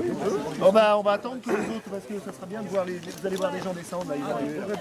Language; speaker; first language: French; native; French